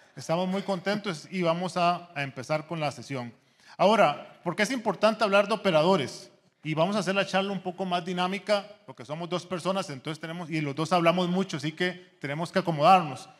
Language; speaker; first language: Spanish; native; Spanish